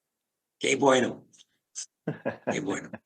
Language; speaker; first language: Spanish; non-native, learner; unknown